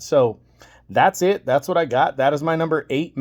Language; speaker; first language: English; native; English